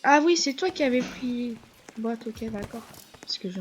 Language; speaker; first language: French; native; French